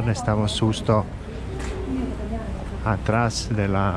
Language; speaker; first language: Spanish; non-native, fluent; Italian